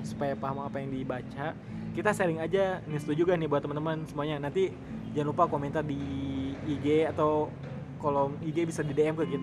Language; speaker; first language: Indonesian; native; Indonesian